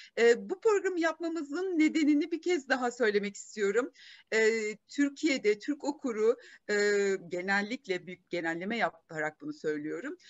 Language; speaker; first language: Turkish; native; Turkish